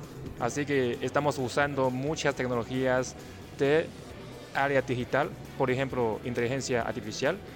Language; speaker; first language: Spanish; non-native, learner; Chinese